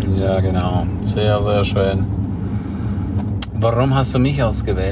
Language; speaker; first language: German; native; German